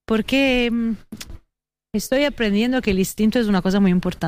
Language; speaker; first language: Spanish; non-native, fluent; Italian